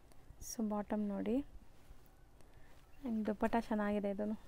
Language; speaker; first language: Kannada; native; Kannada